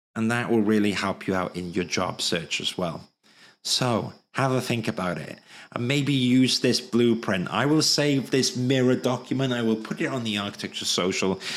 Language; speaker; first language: English; native; English